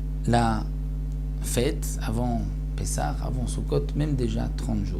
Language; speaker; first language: French; native; French